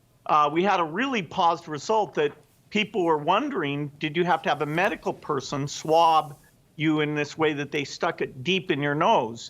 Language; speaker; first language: English; native; English